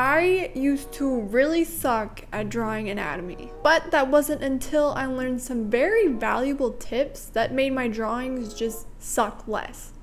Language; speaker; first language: English; native; English